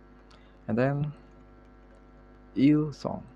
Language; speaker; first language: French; non-native, learner; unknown